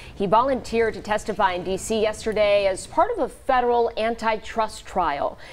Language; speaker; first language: English; native; English